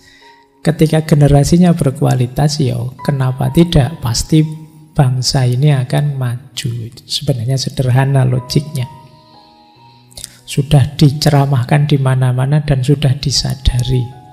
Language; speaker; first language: Indonesian; non-native, local second language; Javanese